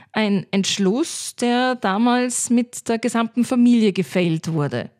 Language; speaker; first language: German; native; German